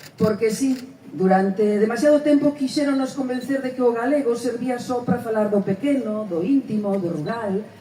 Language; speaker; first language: Galician; early bilingual, heritage; Spanish